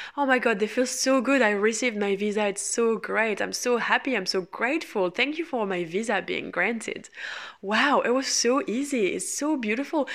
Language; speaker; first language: English; non-native, fluent; French